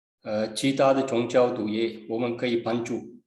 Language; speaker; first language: Chinese; non-native, fluent; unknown